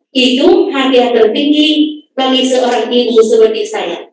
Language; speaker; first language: Indonesian; non-native, fluent; Vietnamese